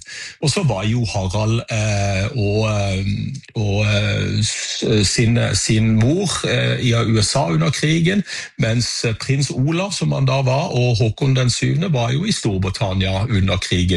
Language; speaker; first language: Norwegian; native; Norwegian